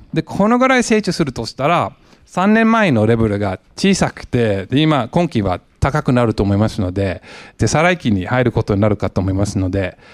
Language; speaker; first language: Japanese; non-native, fluent; English